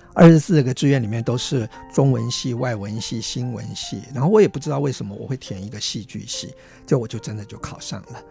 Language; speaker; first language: Chinese; non-native, local second language; Min Nan Chinese